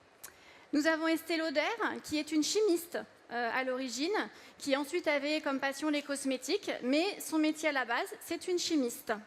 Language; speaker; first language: French; native; French